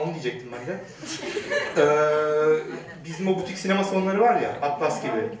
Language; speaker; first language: Turkish; native; Turkish